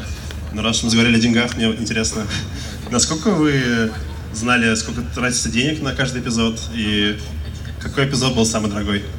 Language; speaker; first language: Russian; native; Russian